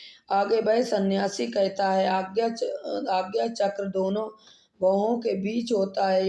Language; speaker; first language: Hindi; native; Hindi